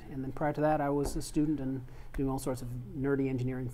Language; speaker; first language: English; native; English